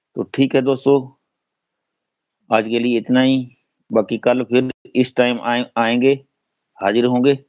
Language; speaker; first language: Hindi; non-native, local second language; Punjabi